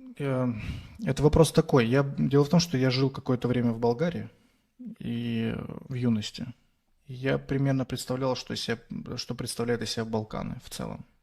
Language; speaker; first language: Russian; native; Russian